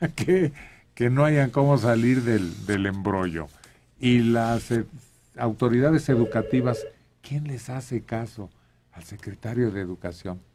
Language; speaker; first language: Spanish; native; Spanish